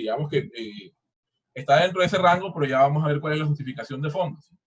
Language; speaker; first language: Spanish; native; Spanish